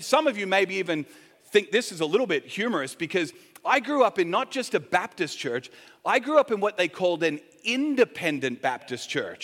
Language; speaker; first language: English; native; English